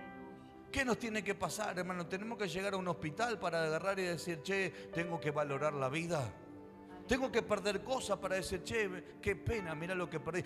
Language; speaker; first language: Spanish; native; Spanish